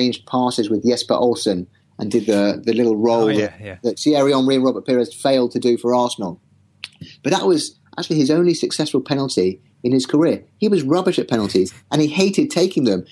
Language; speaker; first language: English; native; English